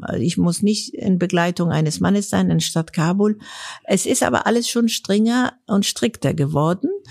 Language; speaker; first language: German; non-native, fluent; Persian